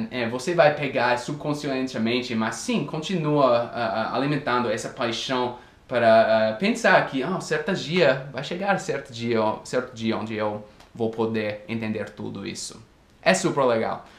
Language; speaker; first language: Portuguese; non-native, fluent; English